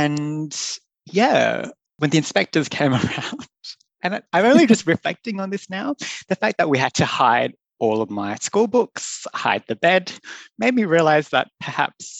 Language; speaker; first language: English; native; English